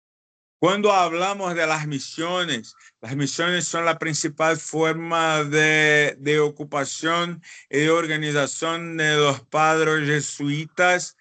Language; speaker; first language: Spanish; non-native, fluent; Portuguese